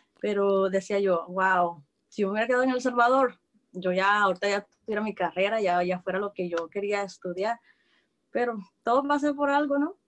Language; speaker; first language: Spanish; native; Spanish